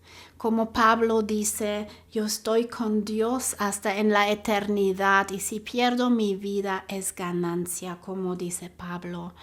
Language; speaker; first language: Spanish; non-native, fluent; German